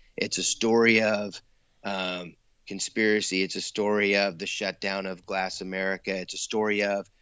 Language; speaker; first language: English; native; English